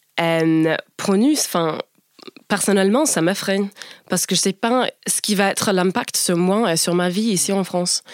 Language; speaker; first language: French; non-native, fluent; English